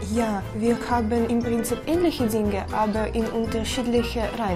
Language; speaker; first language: German; non-native, fluent; Russian